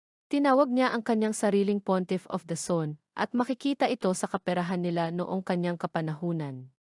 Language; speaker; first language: Filipino; native; Filipino